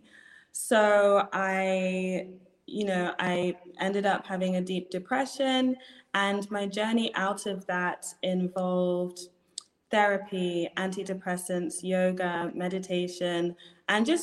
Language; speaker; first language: English; native; English